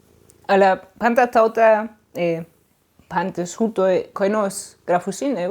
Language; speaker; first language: Greek; non-native, fluent; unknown